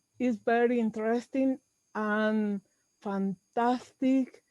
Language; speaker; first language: English; non-native, learner; Spanish